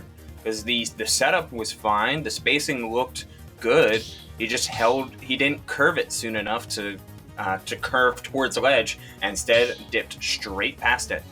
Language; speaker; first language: English; native; English